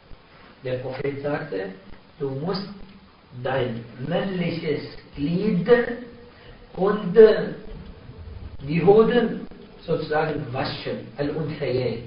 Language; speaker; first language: German; non-native, fluent; Arabic